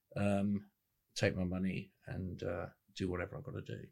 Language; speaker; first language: English; native; English